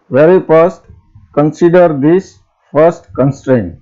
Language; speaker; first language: English; non-native, local second language; Gujarati